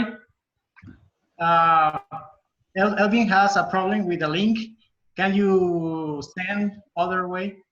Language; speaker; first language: English; non-native, learner; Spanish